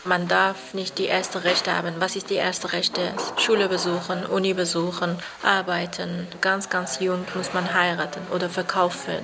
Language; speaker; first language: German; non-native, learner; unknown